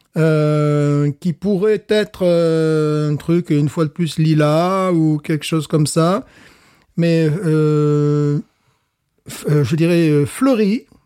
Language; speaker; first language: French; native; French